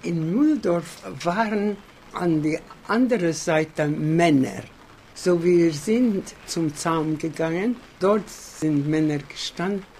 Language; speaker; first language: German; non-native, fluent; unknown